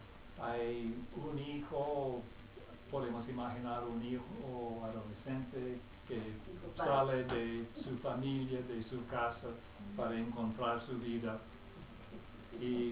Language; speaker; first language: Spanish; non-native, fluent; English